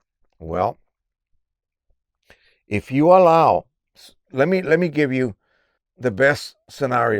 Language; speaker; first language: English; native; English